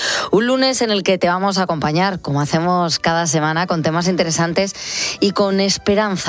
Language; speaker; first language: Spanish; native; Spanish